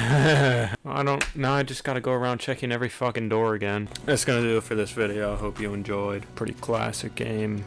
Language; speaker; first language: English; native; English